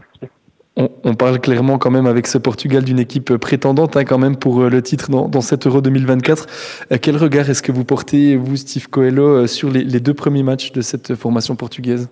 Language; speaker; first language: French; native; French